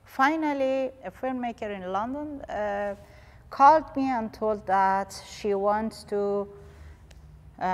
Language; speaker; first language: English; non-native, learner; Persian